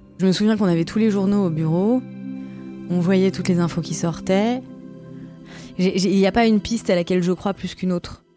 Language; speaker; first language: French; native; French